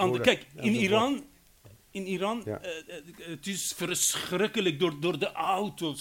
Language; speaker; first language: Dutch; non-native, fluent; Persian